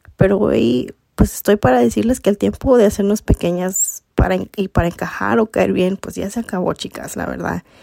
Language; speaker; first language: Spanish; early bilingual, heritage; Spanish